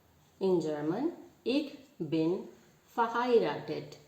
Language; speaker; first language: German; non-native, learner; Hindi